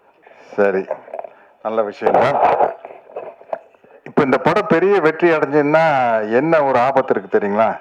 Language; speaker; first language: Tamil; native; Tamil